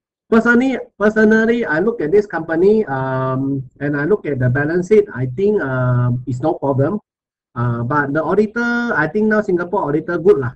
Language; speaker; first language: English; non-native, local second language; Chinese